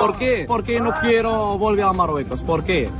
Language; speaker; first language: Spanish; non-native, learner; Arabic